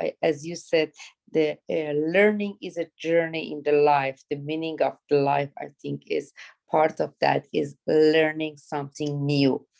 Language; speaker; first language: English; non-native, learner; Persian